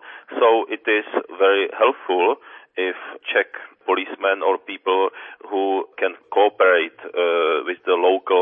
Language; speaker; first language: English; non-native, fluent; Czech